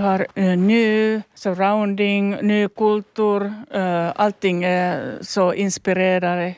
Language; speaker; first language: Swedish; non-native, local second language; Finnish